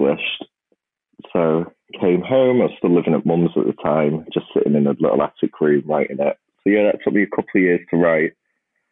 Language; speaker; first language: English; native; English